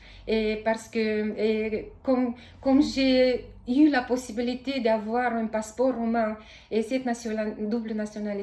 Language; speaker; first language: French; non-native, fluent; Romanian